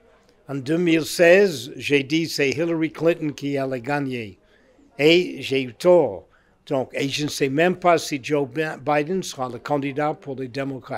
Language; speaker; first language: French; non-native, fluent; English